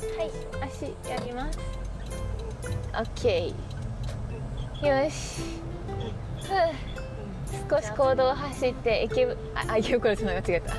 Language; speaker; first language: Japanese; native; Japanese